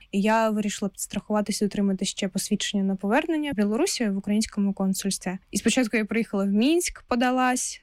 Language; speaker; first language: Ukrainian; non-native, local second language; Russian